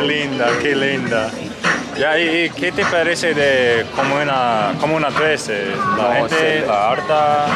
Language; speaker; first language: Spanish; non-native, learner; English